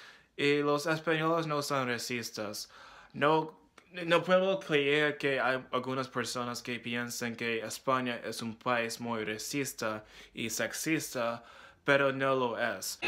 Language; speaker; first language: Spanish; non-native, learner; English